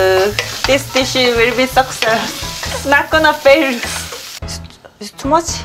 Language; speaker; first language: English; non-native, learner; Korean